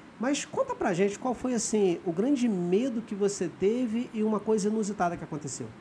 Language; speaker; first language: Portuguese; native; Portuguese